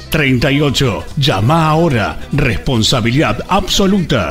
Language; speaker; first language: Spanish; native; Spanish